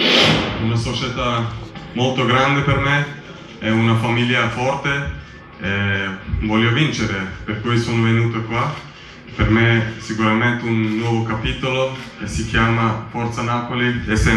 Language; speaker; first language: Italian; non-native, fluent; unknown